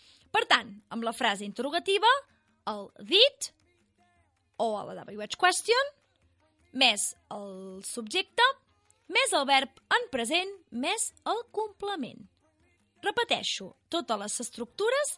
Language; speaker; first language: Catalan; native; Catalan